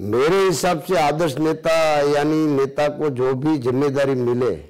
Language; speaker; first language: Hindi; non-native, local second language; Gujarati